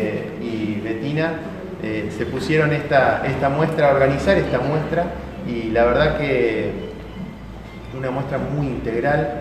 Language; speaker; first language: Spanish; native; Spanish